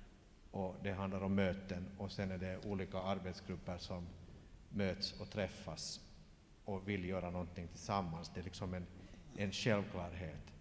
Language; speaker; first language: Swedish; native; Swedish